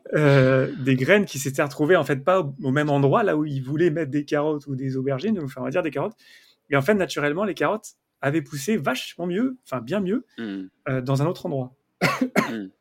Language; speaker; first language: French; native; French